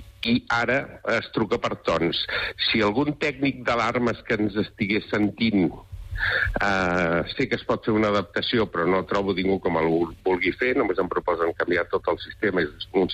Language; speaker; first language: Catalan; native; Catalan